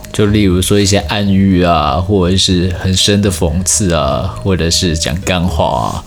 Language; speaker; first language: Chinese; native; Chinese